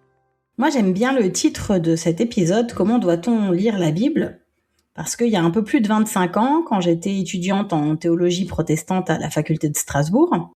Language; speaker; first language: French; native; French